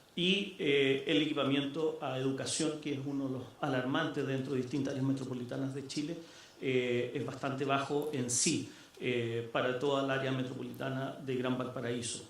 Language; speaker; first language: Spanish; native; Spanish